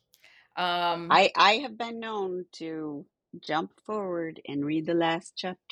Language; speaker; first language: English; native; English